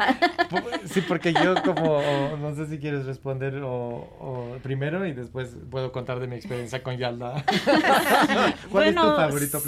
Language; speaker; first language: Spanish; early bilingual, heritage; Spanish